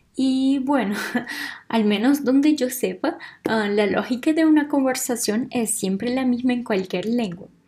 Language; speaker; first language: Spanish; non-native, fluent; Portuguese